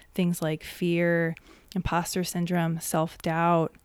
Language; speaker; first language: English; native; English